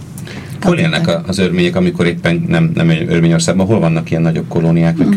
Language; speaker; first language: Hungarian; native; Hungarian